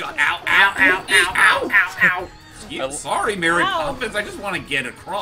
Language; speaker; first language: English; native; English